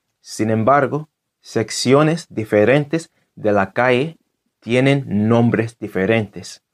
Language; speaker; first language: Spanish; non-native, fluent; English